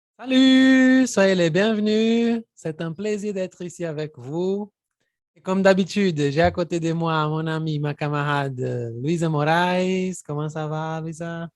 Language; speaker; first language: French; non-native, fluent; Portuguese